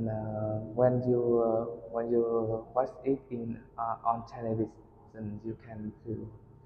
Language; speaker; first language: English; non-native, learner; Vietnamese